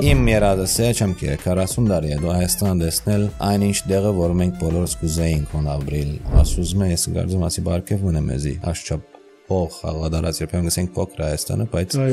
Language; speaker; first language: Armenian; early bilingual, heritage; Armenian